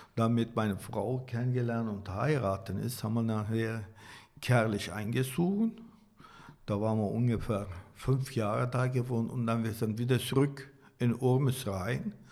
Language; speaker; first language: German; non-native, learner; Turkish